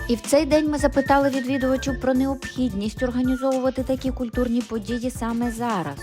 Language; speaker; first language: Ukrainian; native; Ukrainian